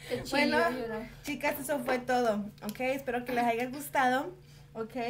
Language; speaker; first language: Spanish; early bilingual, heritage; Spanish